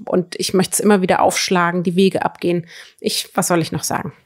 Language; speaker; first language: German; native; German